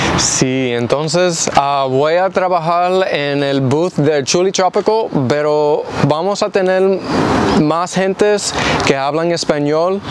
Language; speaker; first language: Spanish; early bilingual, heritage; English